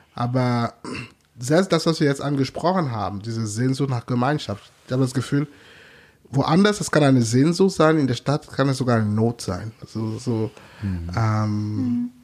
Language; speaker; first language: German; non-native, fluent; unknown